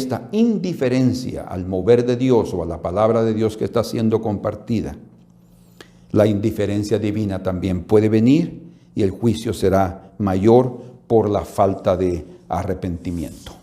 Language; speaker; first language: Spanish; native; Spanish